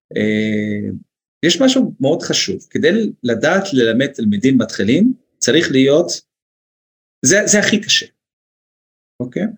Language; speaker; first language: Hebrew; non-native, local second language; Arabic